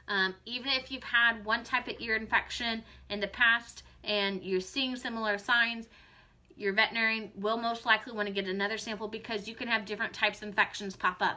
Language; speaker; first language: English; native; English